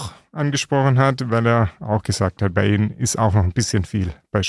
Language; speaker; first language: German; native; German